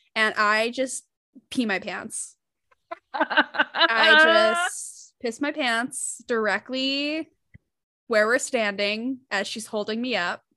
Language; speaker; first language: English; native; English